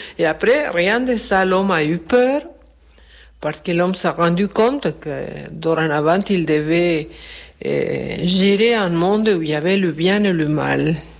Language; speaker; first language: French; non-native, fluent; Spanish